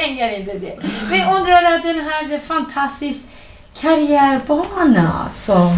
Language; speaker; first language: Swedish; non-native, fluent; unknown